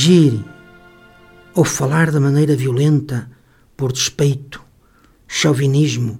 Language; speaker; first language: Portuguese; native; Portuguese